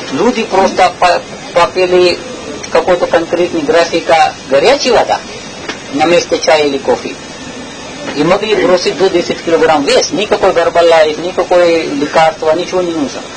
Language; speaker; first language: Russian; non-native, learner; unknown